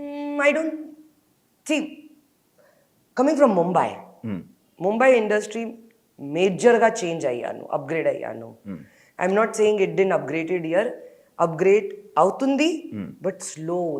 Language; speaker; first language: Telugu; non-native, local second language; Hindi